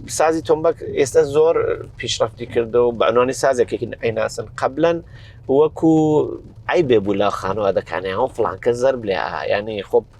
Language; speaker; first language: Central Kurdish; native; Central Kurdish